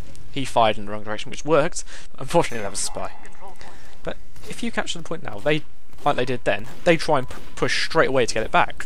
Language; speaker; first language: English; native; English